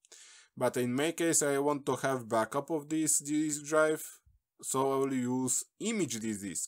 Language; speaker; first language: English; non-native, fluent; Slovenian